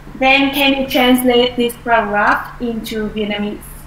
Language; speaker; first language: English; non-native, fluent; Vietnamese